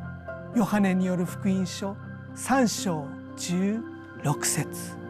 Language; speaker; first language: Japanese; native; Japanese